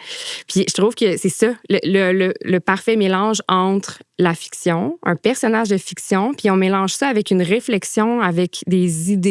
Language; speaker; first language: French; native; French